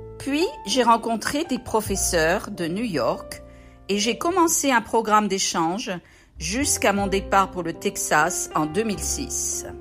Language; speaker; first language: French; native; French